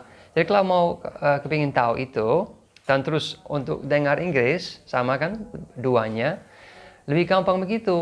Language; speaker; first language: Indonesian; non-native, fluent; English